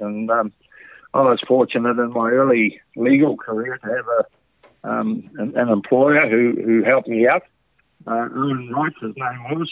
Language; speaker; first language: English; native; English